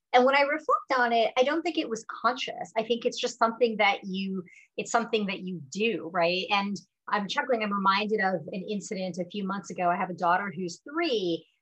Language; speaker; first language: English; early bilingual, other home language; Hindi